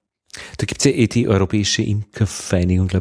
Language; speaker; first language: German; native; German